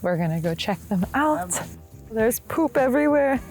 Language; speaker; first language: English; native; English